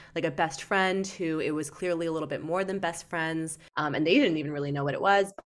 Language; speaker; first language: English; native; English